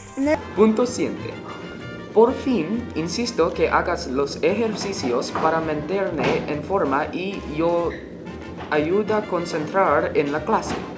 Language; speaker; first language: Spanish; non-native, learner; English